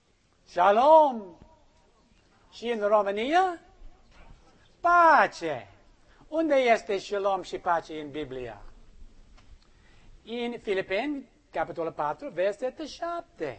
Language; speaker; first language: Romanian; non-native, learner; English